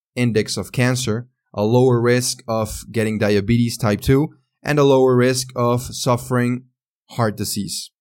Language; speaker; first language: English; non-native, fluent; Spanish